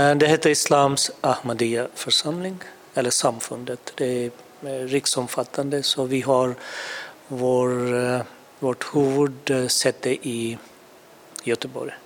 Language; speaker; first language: Swedish; non-native, fluent; Urdu